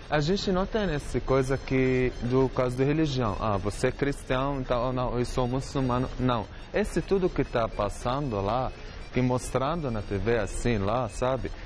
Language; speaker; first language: Portuguese; non-native, learner; Arabic